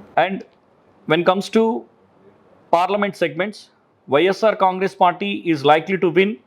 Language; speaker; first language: English; non-native, local second language; Telugu